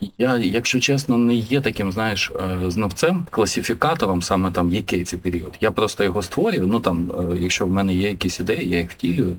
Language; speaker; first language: Ukrainian; non-native, local second language; Russian